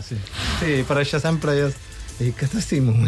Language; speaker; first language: Catalan; non-native, fluent; Punjabi